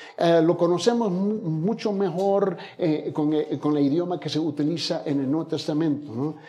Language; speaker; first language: Spanish; early bilingual, heritage; Spanish